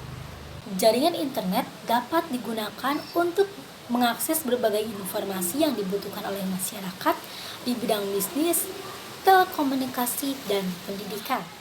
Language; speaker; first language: Indonesian; native; Indonesian